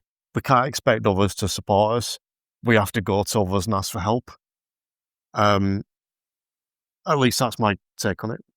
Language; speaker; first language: English; native; English